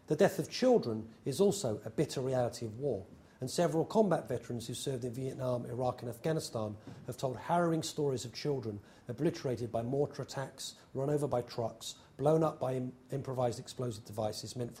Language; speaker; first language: English; native; English